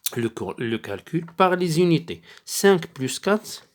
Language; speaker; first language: French; non-native, local second language; Arabic